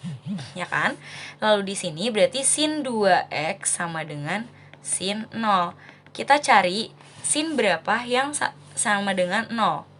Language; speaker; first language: Indonesian; native; Indonesian